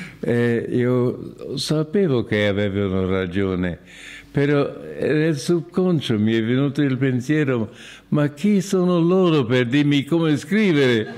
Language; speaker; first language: Italian; non-native, fluent; English